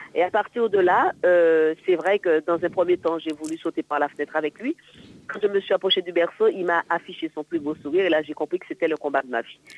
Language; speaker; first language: French; native; French